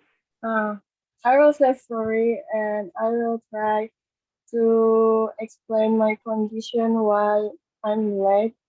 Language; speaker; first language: English; non-native, learner; Indonesian